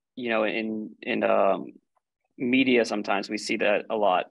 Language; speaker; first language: English; native; English